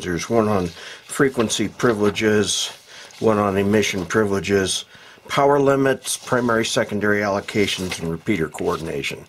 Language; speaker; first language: English; native; English